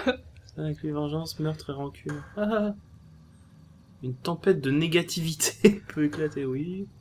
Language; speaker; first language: French; native; French